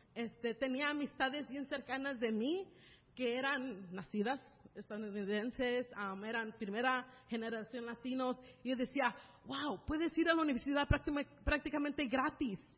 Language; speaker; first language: Spanish; early bilingual, heritage; Spanish